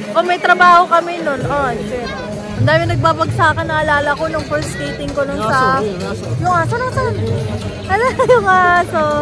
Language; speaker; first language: Filipino; native; Filipino